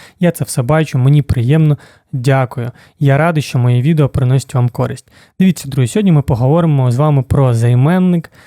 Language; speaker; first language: Ukrainian; native; Ukrainian